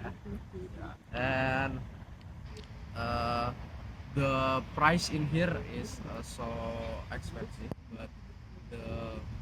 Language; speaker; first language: English; non-native, learner; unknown